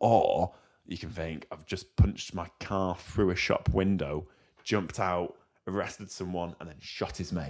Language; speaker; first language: English; native; English